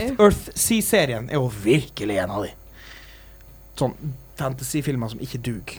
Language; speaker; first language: Norwegian; native; Norwegian